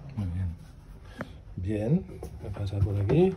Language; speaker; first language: Spanish; non-native, fluent; English